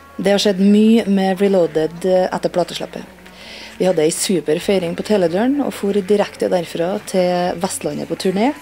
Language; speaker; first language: Norwegian; native; Norwegian